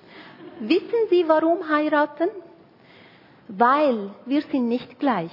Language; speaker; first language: German; non-native, fluent; Arabic